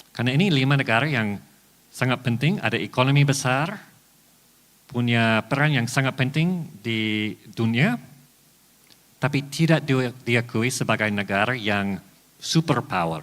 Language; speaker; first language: Indonesian; non-native, fluent; English